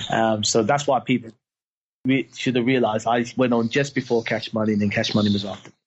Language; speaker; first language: English; native; English